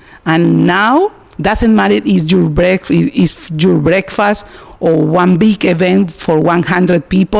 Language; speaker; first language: English; non-native, learner; Spanish